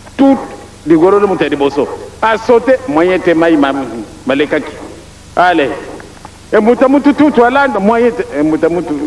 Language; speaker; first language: Lingala; non-native, local second language; Kongo